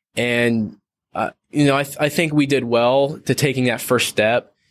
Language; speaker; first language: English; native; English